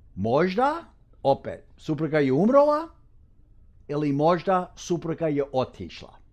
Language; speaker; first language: Croatian; early bilingual, heritage; Croatian